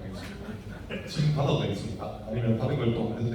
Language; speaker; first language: Korean; native; Korean